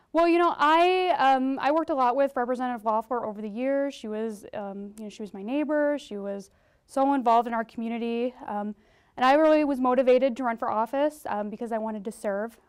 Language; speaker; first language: English; native; English